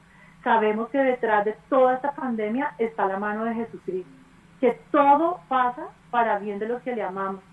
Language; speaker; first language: Spanish; native; Spanish